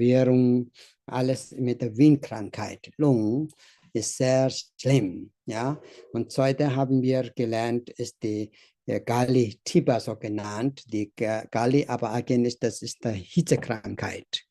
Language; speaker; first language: German; non-native, learner; Tibetan